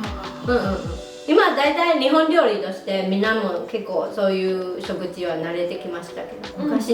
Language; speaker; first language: Japanese; non-native, fluent; Chinese